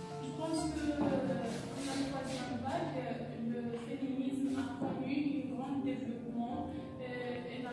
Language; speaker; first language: French; non-native, learner; Arabic